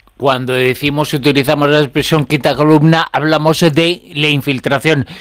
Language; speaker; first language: Spanish; native; Spanish